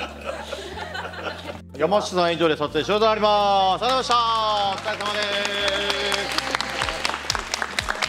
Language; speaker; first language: Japanese; native; Japanese